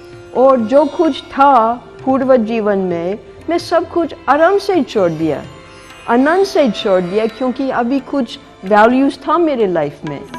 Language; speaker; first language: Hindi; non-native, fluent; English